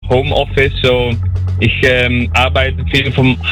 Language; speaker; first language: German; non-native, learner; Dutch